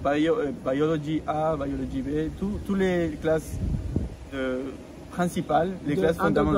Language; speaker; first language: French; non-native, fluent; Spanish